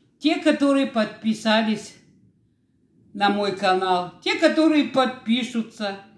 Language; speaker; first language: Russian; non-native, local second language; Georgian